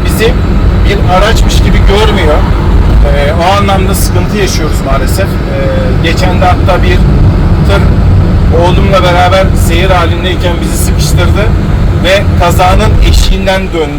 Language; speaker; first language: Turkish; native; Turkish